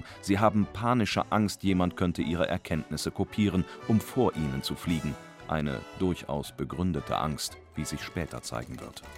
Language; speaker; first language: German; native; German